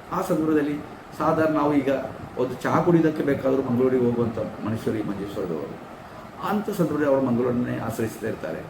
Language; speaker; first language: Kannada; non-native, local second language; Tulu